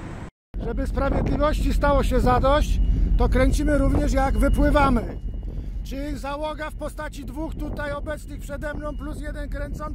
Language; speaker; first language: Polish; native; Polish